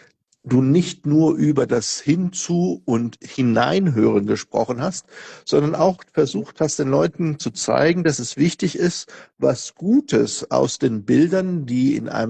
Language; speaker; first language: German; non-native, fluent; Portuguese